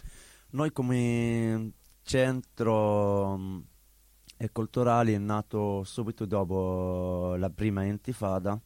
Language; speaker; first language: Italian; non-native, learner; Arabic